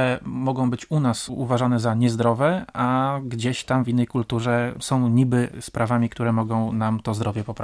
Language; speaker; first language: Polish; native; Polish